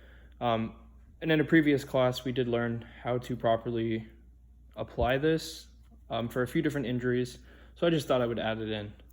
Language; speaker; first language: English; native; English